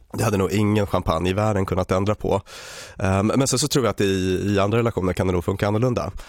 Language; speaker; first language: Swedish; native; Swedish